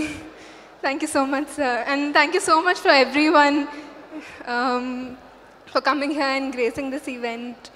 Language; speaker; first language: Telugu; non-native, learner; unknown